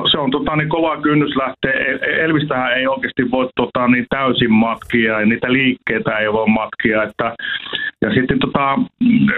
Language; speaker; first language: Finnish; native; Finnish